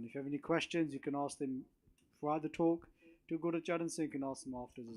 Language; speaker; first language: English; non-native, local second language; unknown